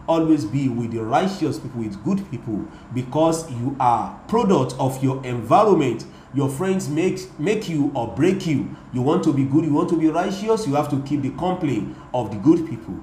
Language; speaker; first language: English; non-native, local second language; Yoruba